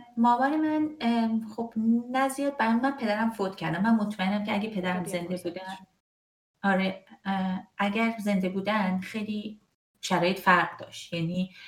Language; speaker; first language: Persian; native; Persian